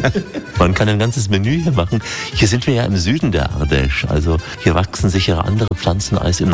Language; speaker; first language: German; native; German